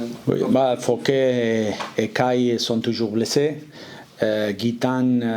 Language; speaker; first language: French; non-native, fluent; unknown